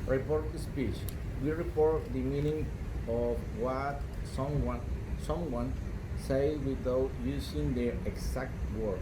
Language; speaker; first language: English; non-native, learner; Spanish